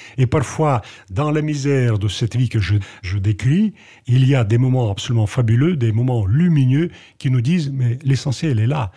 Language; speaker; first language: French; non-native, fluent; Russian